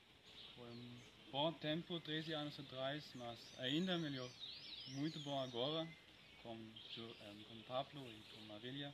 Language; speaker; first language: Portuguese; non-native, learner; German